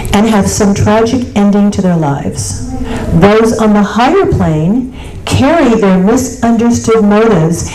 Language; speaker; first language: English; native; English